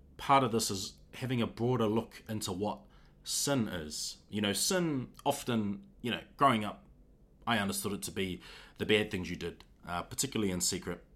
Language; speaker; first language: English; native; English